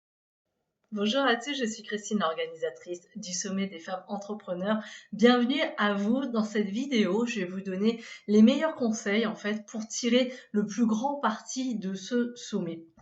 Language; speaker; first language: French; native; French